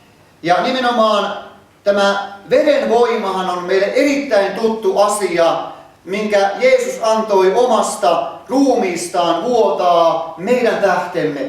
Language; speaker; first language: Finnish; native; Finnish